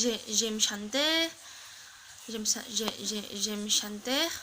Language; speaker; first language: French; non-native, learner; Indonesian